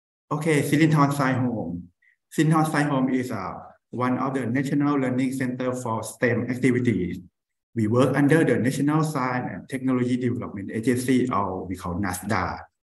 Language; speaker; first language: English; non-native, fluent; Thai